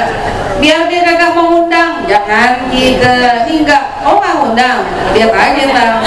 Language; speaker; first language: Indonesian; native; Indonesian